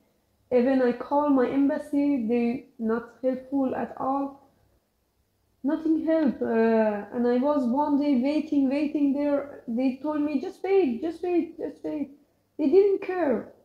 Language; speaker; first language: English; non-native, learner; Persian